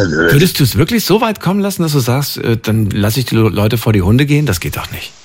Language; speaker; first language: German; native; German